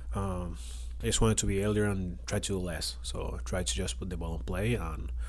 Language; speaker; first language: English; non-native, learner; Spanish